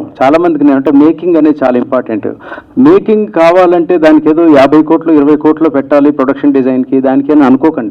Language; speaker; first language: Telugu; native; Telugu